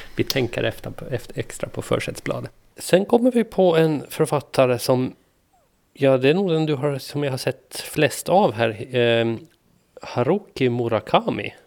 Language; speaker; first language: Swedish; native; Swedish